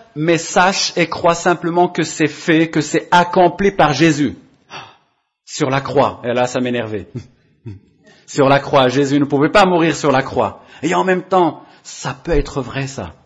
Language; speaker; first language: French; non-native, local second language; Arabic